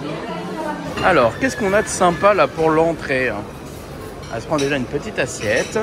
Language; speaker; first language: French; native; French